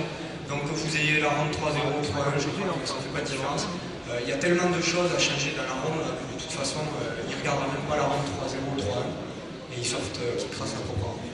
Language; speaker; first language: French; native; French